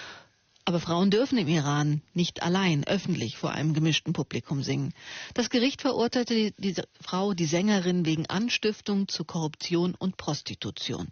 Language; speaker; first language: German; native; German